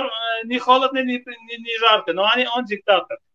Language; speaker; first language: Russian; non-native, fluent; Armenian